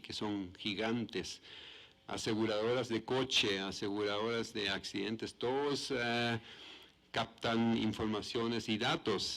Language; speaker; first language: Spanish; non-native, fluent; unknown